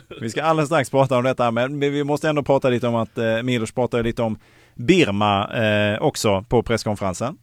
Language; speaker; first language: Swedish; native; Swedish